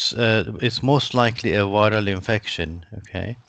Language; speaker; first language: English; non-native, fluent; Persian